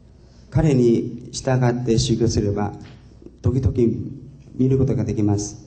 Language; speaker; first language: Japanese; non-native, fluent; Chinese